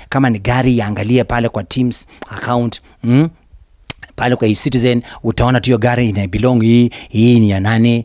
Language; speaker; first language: Swahili; non-native, local second language; Luyia